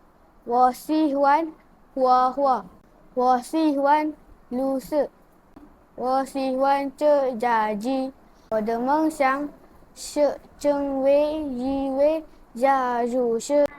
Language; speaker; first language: Chinese; non-native, learner; Malay